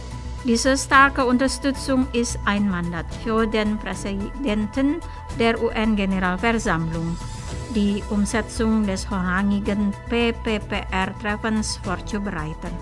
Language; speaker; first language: German; non-native, fluent; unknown